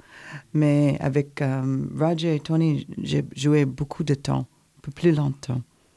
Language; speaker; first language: French; non-native, learner; English